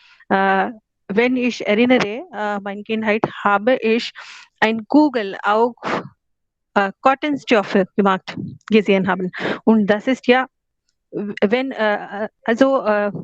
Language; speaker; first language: German; non-native, learner; Hindi